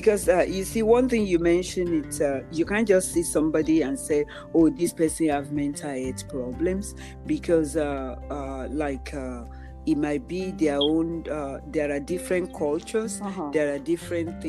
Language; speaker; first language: English; non-native, local second language; Yoruba